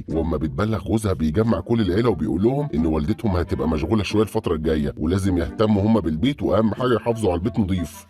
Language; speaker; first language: Arabic; native; Arabic